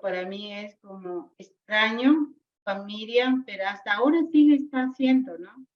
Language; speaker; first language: Spanish; non-native, local second language; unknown